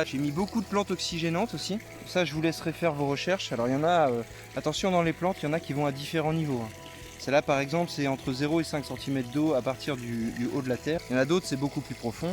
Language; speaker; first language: French; native; French